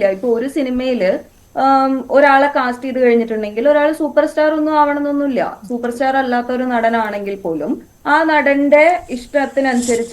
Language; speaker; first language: Malayalam; native; Malayalam